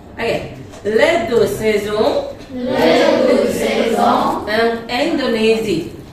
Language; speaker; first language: French; non-native, fluent; Indonesian